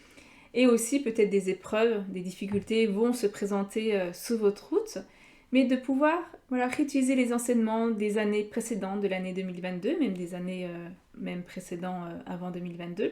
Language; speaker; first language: French; native; French